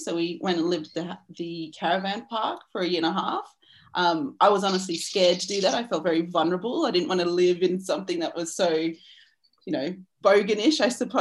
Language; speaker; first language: English; native; English